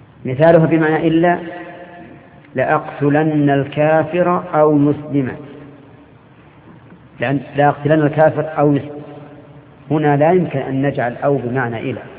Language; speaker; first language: Arabic; native; Arabic